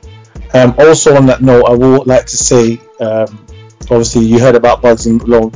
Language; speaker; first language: English; native; English